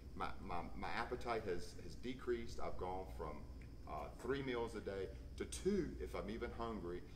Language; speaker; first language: English; native; English